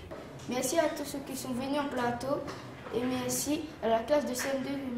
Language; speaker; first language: French; native; French